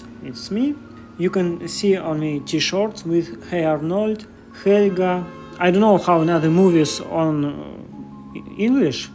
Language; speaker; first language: English; non-native, learner; Russian